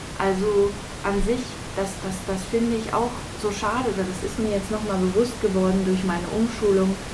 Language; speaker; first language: German; native; German